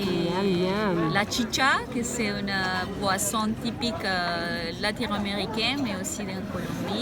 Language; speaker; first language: French; non-native, fluent; Spanish